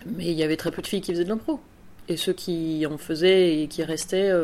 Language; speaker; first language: French; native; French